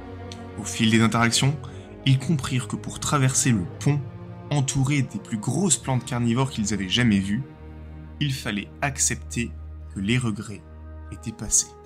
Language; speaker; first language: French; native; French